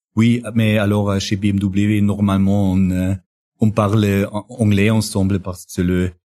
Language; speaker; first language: French; non-native, learner; German